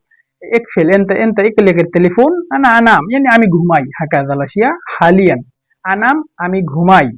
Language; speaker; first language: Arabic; non-native, fluent; Bangla